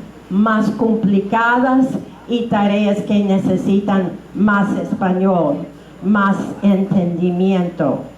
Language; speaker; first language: Spanish; non-native, fluent; English